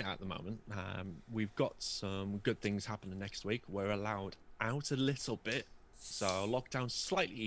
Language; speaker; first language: English; native; English